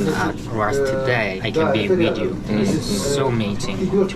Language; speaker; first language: English; non-native, learner; Korean